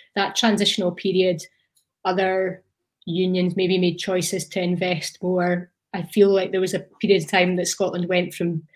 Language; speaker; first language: English; native; English